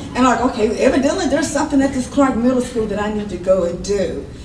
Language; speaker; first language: English; native; English